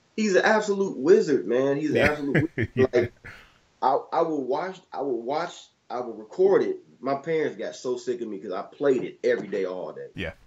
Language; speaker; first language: English; native; English